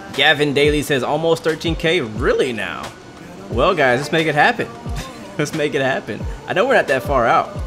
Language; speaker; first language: English; native; English